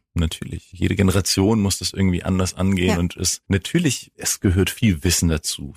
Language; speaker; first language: German; non-native, fluent; Greek